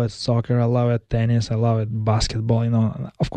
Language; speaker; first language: English; non-native, learner; Kazakh